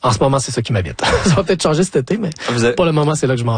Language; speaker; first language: French; native; French